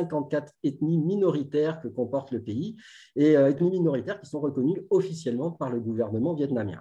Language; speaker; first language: French; native; French